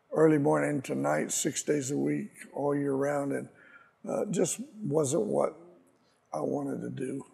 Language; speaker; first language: English; native; English